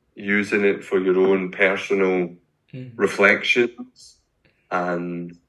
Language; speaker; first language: English; native; English